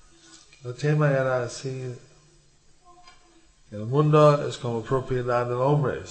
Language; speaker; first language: Spanish; non-native, learner; English